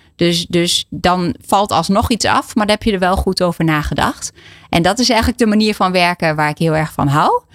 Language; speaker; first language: Dutch; native; Dutch